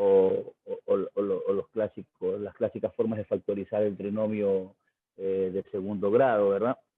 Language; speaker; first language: Spanish; native; Spanish